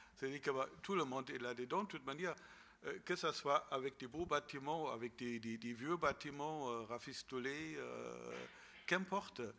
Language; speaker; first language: French; non-native, fluent; German